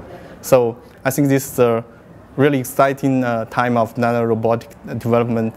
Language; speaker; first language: English; non-native, fluent; Chinese